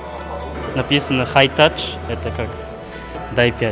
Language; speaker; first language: Russian; non-native, learner; Japanese